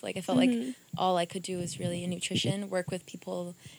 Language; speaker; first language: English; early bilingual, other home language; Portuguese